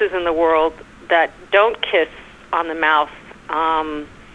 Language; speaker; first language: English; native; English